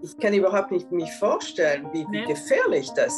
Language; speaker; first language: German; non-native, fluent; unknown